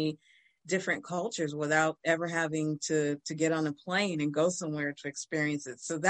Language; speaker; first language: English; native; English